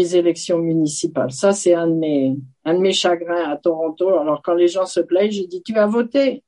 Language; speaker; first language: French; native; French